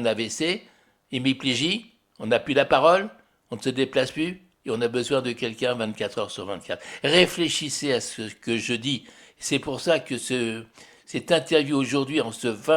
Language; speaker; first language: French; native; French